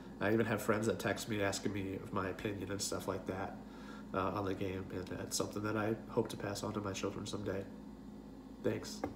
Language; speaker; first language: English; native; English